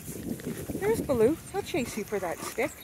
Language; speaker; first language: English; native; English